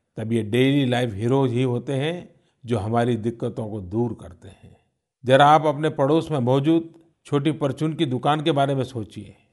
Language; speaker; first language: Hindi; non-native, local second language; Gujarati